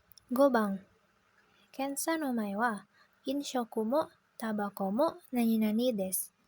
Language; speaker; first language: Japanese; non-native, learner; Indonesian